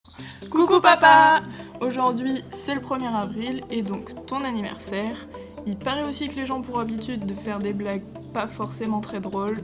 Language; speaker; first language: French; native; French